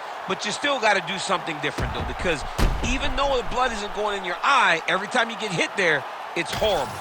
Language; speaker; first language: English; native; English